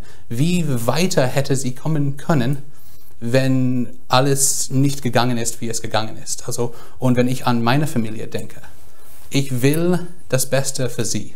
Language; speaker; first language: German; non-native, fluent; English